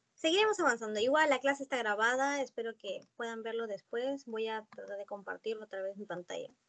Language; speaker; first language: Spanish; non-native, fluent; Japanese